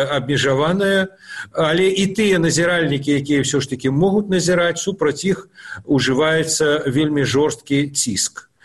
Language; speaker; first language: Belarusian; non-native, local second language; Russian